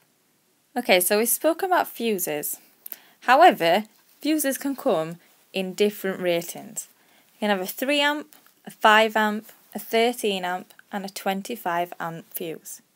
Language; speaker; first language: English; native; English